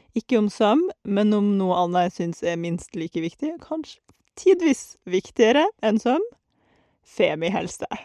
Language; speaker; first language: Norwegian; native; Norwegian